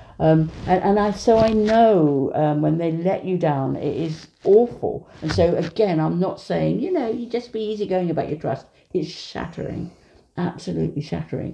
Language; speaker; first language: English; native; English